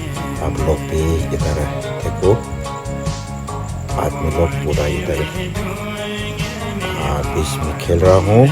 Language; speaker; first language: Hindi; non-native, learner; Tibetan